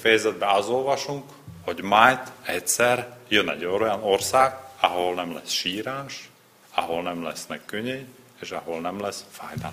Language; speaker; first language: Hungarian; non-native, learner; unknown